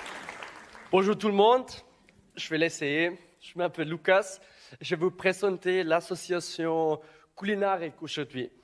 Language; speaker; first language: French; non-native, learner; German